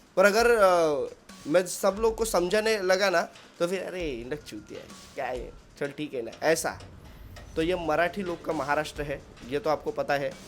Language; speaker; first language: Hindi; non-native, local second language; Marathi